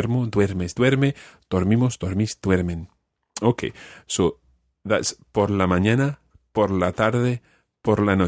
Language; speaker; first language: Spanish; non-native, fluent; English